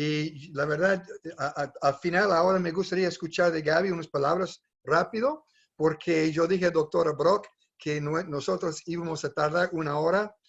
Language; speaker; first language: Spanish; non-native, fluent; English